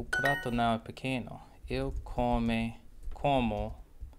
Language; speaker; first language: Portuguese; non-native, learner; English